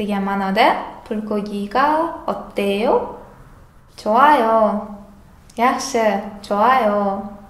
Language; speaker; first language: Korean; non-native, fluent; Uzbek